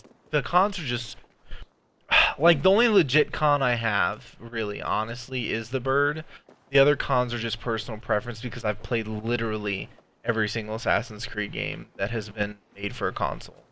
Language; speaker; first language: English; native; English